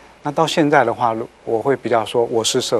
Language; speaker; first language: Chinese; native; Chinese